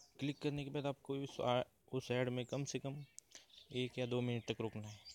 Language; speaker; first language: Hindi; non-native, local second language; Marathi